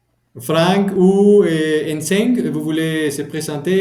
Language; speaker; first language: French; non-native, fluent; Spanish